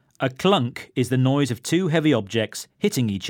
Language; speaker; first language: English; native; English